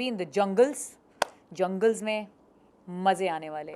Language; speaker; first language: Hindi; native; Hindi